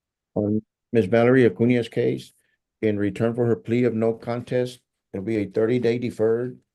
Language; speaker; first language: English; native; English